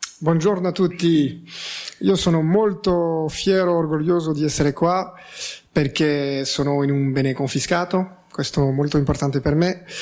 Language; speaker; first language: Italian; non-native, fluent; French